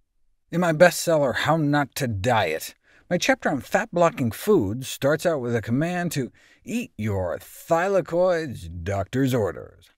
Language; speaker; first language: English; native; English